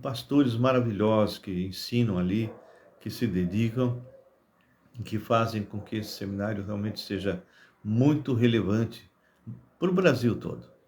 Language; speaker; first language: Portuguese; native; Portuguese